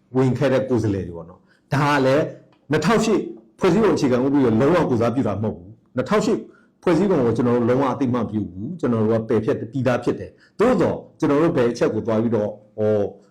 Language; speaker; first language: Burmese; non-native, local second language; S'gaw Karen